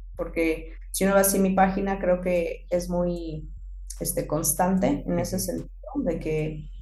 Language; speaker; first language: Spanish; early bilingual, heritage; Spanish